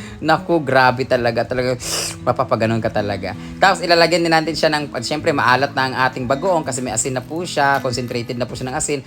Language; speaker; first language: Filipino; non-native, local second language; Cebuano